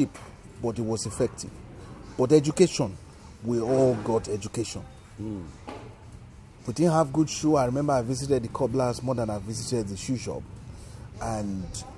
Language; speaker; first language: English; non-native, local second language; Yoruba